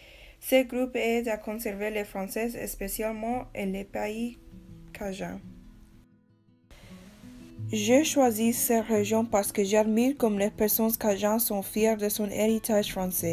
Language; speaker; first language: French; non-native, learner; English